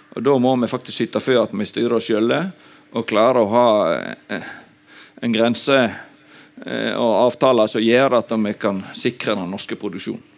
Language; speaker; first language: Norwegian; native; Norwegian